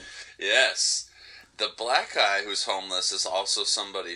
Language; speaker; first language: English; native; English